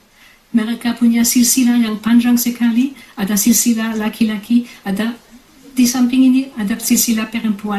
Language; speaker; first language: Indonesian; non-native, fluent; French